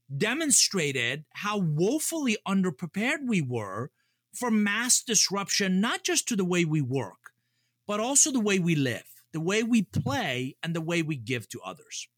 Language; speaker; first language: English; early bilingual, other home language; Persian